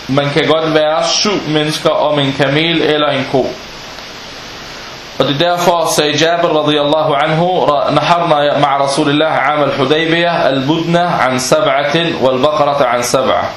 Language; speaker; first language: Danish; non-native, fluent; Arabic